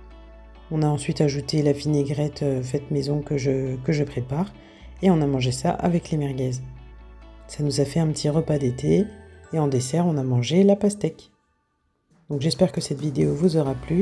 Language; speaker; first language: French; native; French